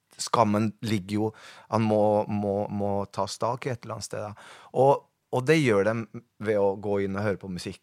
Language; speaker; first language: Norwegian; early bilingual, other home language; Spanish